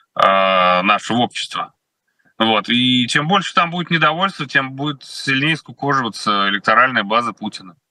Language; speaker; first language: Russian; native; Russian